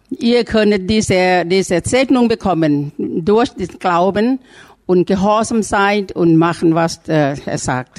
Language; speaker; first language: German; non-native, learner; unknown